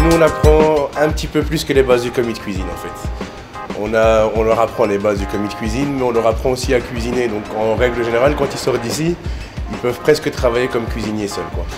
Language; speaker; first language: French; native; French